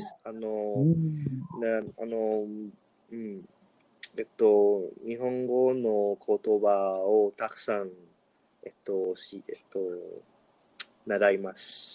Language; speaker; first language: Japanese; non-native, learner; Spanish